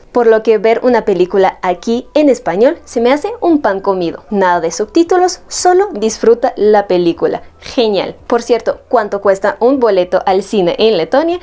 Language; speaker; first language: Spanish; non-native, fluent; Latvian